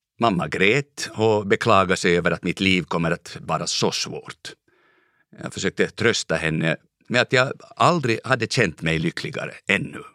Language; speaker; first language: Swedish; native; Swedish